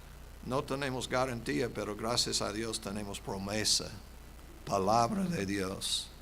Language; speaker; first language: Spanish; non-native, fluent; English